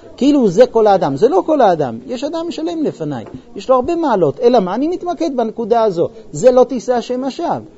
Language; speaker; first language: Hebrew; non-native, fluent; English